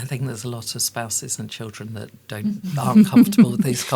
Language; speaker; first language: English; native; English